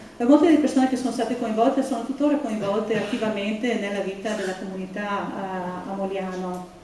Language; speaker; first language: Italian; non-native, fluent; English